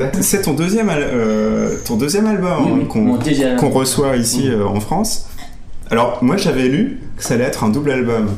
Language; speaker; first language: French; native; French